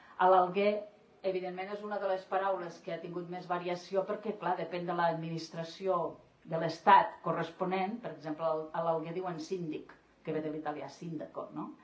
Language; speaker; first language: Catalan; native; Catalan